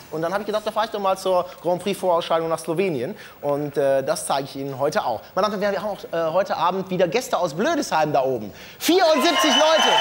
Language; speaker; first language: German; native; German